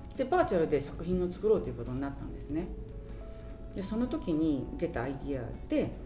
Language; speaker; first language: Japanese; native; Japanese